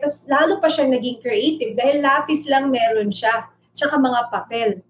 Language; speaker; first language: Filipino; non-native, local second language; Iloko